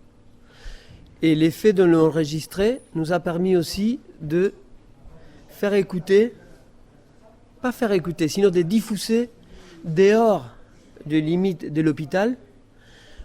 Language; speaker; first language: French; non-native, fluent; Spanish